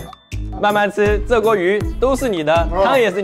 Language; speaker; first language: Chinese; native; Chinese